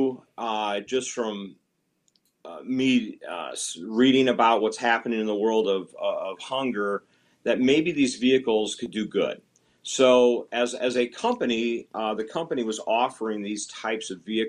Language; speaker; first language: English; native; English